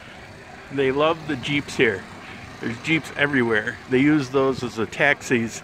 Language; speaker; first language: English; native; English